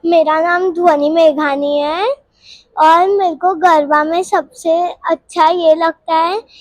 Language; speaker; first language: Hindi; non-native, local second language; Gujarati